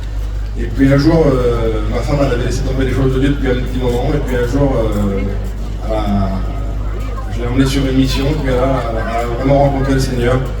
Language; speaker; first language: French; native; French